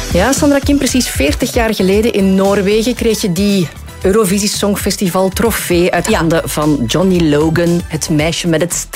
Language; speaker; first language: Dutch; native; Dutch